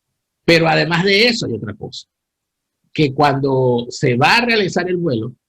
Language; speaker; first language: Spanish; native; Spanish